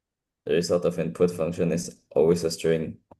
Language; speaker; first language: English; non-native, fluent; Indonesian